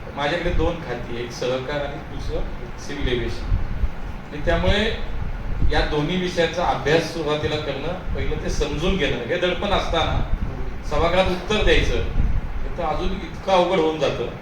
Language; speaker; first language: Marathi; native; Marathi